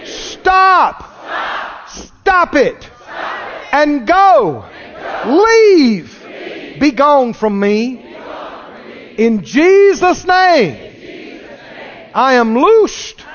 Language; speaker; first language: English; native; English